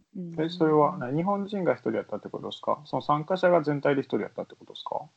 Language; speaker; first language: Japanese; native; Japanese